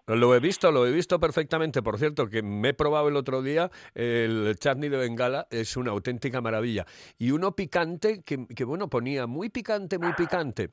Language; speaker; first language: Spanish; native; Spanish